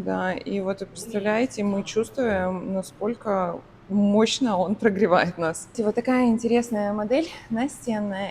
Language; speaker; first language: Russian; native; Russian